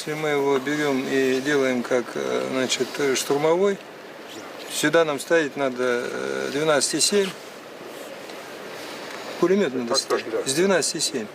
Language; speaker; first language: Russian; native; Russian